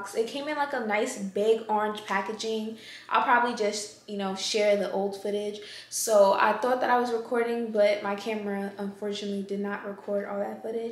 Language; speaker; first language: English; native; English